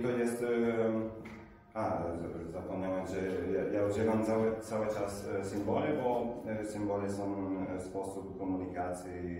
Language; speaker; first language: Polish; non-native, learner; Italian